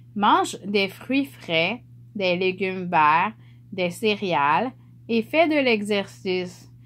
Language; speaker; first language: French; native; French